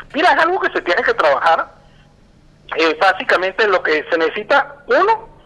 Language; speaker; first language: Spanish; native; Spanish